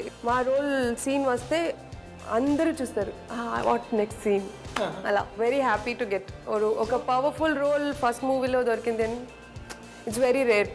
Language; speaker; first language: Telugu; non-native, learner; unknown